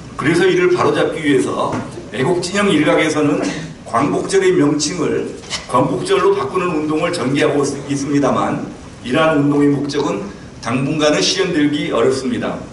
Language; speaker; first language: Korean; native; Korean